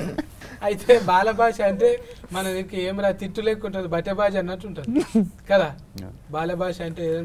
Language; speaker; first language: Telugu; native; Telugu